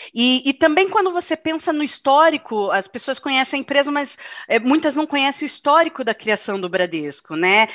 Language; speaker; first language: Portuguese; native; Portuguese